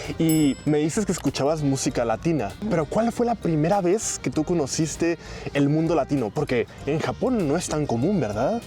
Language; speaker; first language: Spanish; native; Spanish